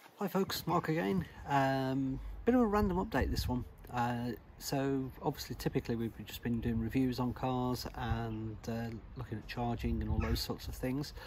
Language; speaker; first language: English; native; English